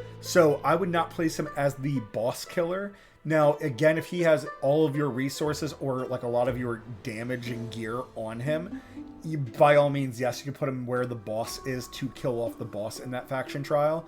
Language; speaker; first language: English; native; English